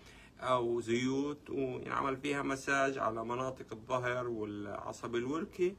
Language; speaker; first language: Arabic; native; Arabic